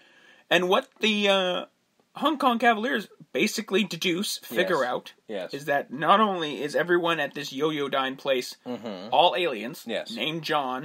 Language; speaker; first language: English; native; English